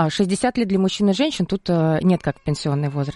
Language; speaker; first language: Russian; native; Russian